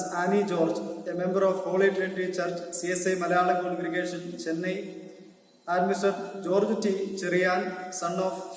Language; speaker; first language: English; non-native, local second language; Malayalam